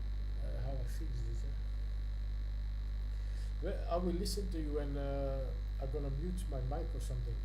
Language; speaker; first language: English; non-native, learner; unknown